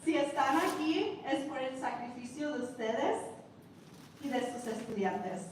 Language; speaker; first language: Spanish; early bilingual, heritage; Spanish